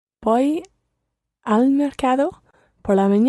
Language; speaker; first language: Spanish; non-native, learner; English